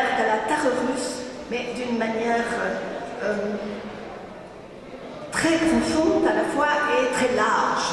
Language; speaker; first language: French; native; French